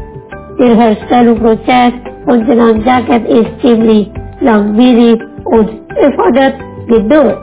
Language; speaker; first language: German; non-native, fluent; Indonesian